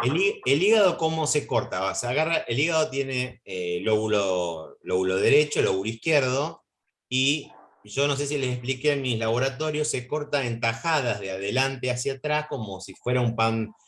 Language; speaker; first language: Spanish; native; Spanish